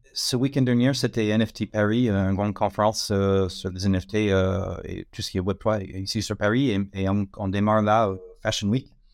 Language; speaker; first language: French; non-native, fluent; English